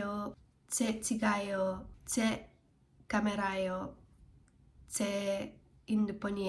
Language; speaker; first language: Korean; non-native, learner; English